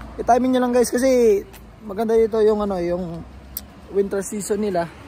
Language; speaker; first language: Filipino; native; Filipino